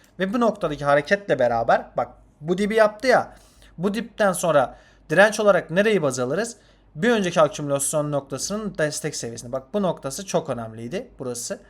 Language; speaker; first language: Turkish; non-native, fluent; Azerbaijani